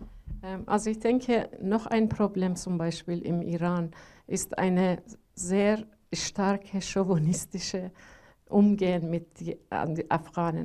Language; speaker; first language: German; non-native, learner; Persian